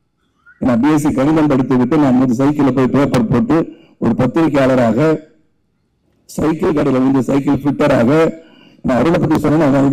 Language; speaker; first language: Tamil; native; Tamil